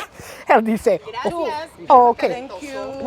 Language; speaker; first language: Spanish; non-native, learner; English